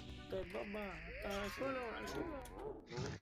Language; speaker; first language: Spanish; native; Spanish